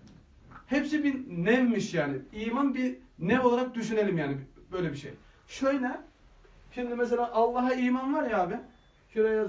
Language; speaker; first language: Turkish; native; Turkish